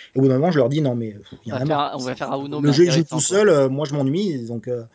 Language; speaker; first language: French; native; French